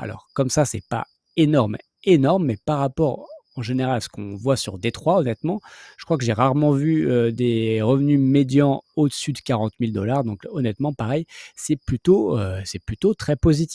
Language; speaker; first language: French; native; French